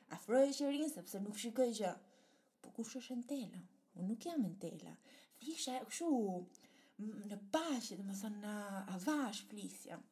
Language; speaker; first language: Albanian; early bilingual, heritage; Albanian